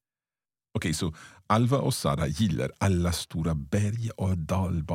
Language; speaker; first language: Swedish; non-native, learner; English